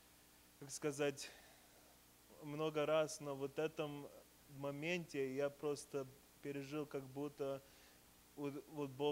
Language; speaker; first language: Russian; early bilingual, heritage; Russian